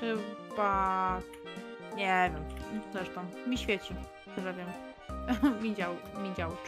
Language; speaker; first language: Polish; native; Polish